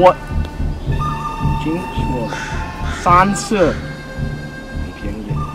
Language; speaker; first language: Chinese; non-native, learner; English